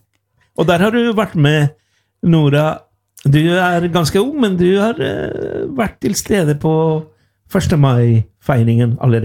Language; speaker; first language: Norwegian; non-native, fluent; Spanish